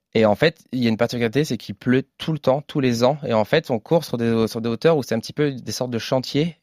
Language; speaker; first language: French; native; French